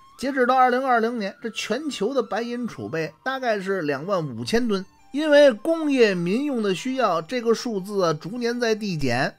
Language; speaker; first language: Chinese; native; Chinese